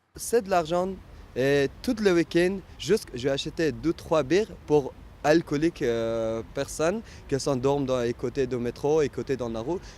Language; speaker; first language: French; non-native, learner; Persian